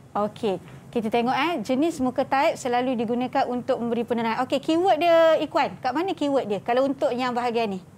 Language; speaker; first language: Malay; native; Malay